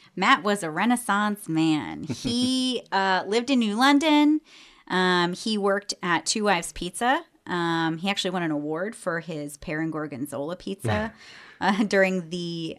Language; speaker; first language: English; native; English